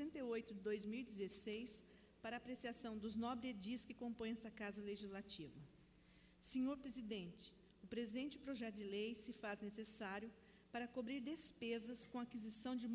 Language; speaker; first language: Portuguese; native; Portuguese